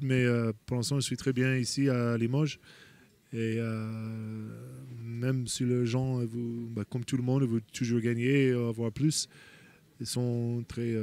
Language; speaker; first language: French; non-native, fluent; English